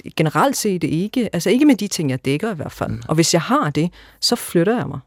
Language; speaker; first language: Danish; early bilingual, other home language; Arabic